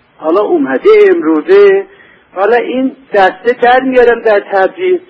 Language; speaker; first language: Persian; non-native, local second language; Azerbaijani